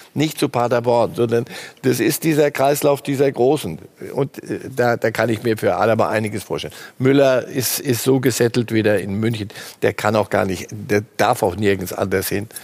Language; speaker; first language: German; native; German